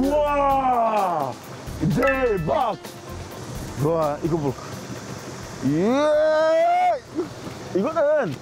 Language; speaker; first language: Korean; non-native, fluent; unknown